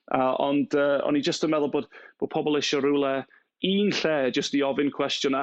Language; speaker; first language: Welsh; non-native, local second language; English